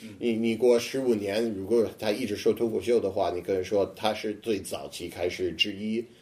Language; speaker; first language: Chinese; non-native, fluent; English